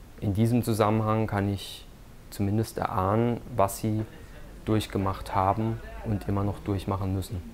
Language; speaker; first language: German; native; German